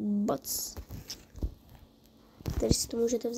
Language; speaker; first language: Czech; early bilingual, other home language; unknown